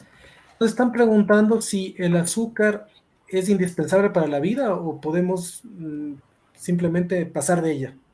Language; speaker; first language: Spanish; native; Spanish